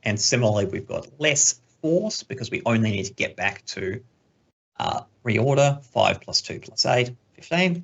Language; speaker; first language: English; native; English